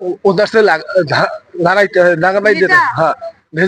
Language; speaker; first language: Hindi; non-native, learner; Bangla